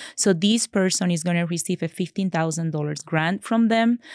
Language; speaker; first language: English; non-native, fluent; Spanish